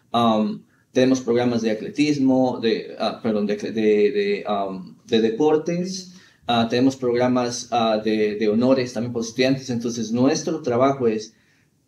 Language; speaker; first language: Spanish; early bilingual, heritage; Spanish